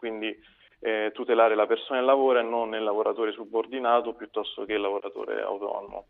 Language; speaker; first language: Italian; native; Italian